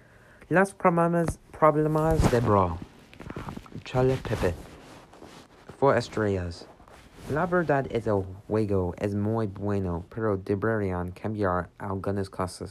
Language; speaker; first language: Spanish; non-native, learner; English